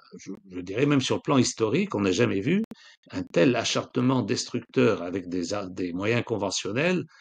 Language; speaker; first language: French; non-native, local second language; Arabic